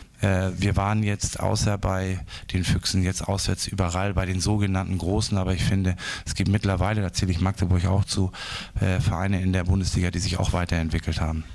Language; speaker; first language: German; native; German